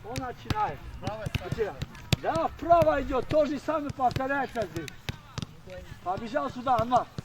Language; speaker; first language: Russian; non-native, local second language; Tajik